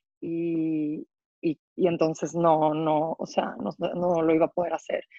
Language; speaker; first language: Spanish; native; Spanish